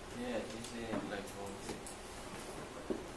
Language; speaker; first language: English; non-native, learner; Chinese